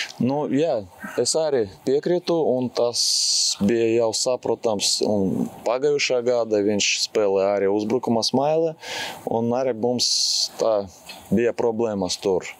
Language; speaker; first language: Latvian; non-native, local second language; Russian